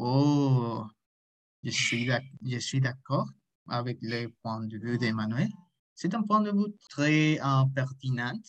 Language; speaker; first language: French; non-native, learner; Spanish